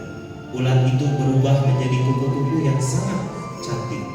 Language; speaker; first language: Indonesian; non-native, local second language; Sundanese